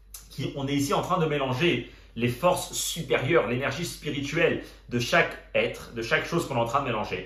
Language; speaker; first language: French; native; French